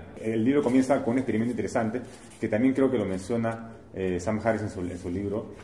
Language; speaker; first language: Spanish; native; Spanish